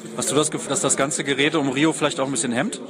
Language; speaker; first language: German; native; German